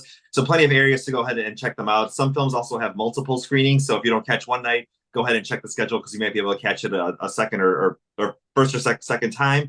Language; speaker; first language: English; native; English